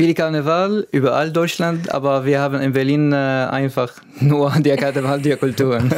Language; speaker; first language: German; non-native, learner; Arabic